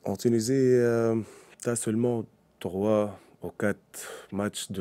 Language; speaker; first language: French; non-native, local second language; Arabic